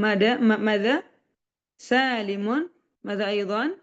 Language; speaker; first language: Arabic; non-native, fluent; Indonesian